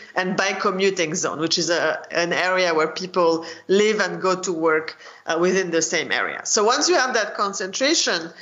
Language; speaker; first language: English; non-native, fluent; French